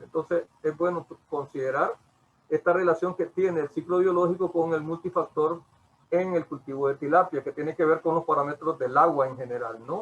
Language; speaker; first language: Spanish; native; Spanish